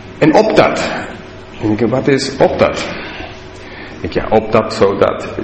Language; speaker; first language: Dutch; non-native, learner; English